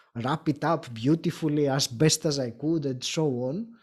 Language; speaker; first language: English; non-native, fluent; Greek